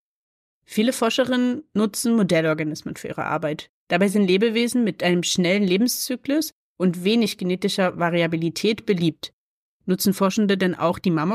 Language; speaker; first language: German; native; German